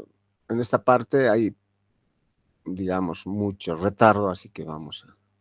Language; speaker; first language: Spanish; native; Spanish